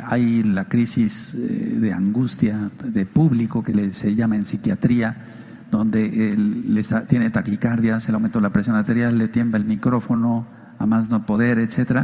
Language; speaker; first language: Spanish; native; Spanish